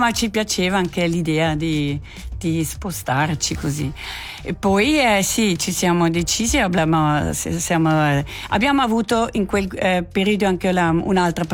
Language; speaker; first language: Italian; native; Italian